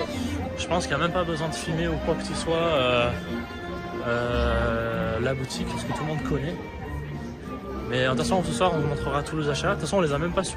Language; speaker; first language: French; native; French